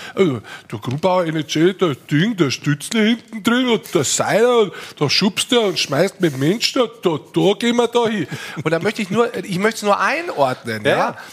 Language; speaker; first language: German; native; German